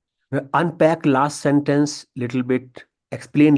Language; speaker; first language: English; non-native, local second language; Hindi